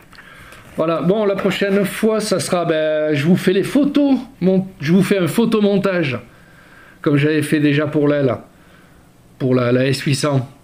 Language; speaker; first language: French; native; French